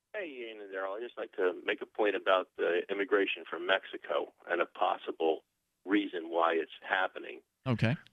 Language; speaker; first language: English; native; English